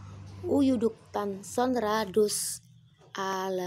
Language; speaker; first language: Turkish; non-native, learner; Indonesian